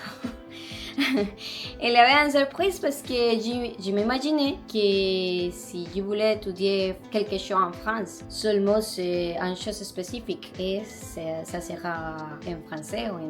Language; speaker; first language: French; non-native, learner; Spanish